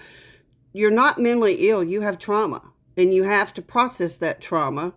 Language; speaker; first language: English; native; English